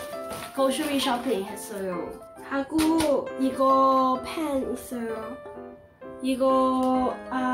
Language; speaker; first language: Korean; non-native, learner; Cantonese